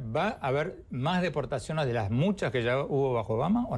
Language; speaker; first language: Spanish; native; Spanish